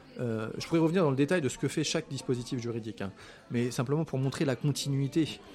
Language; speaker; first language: French; native; French